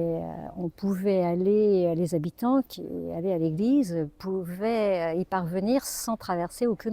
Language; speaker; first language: French; native; French